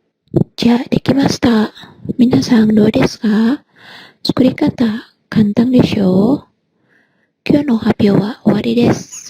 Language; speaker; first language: Japanese; non-native, learner; Indonesian